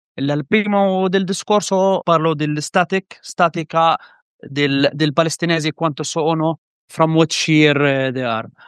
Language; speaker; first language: Italian; non-native, learner; Arabic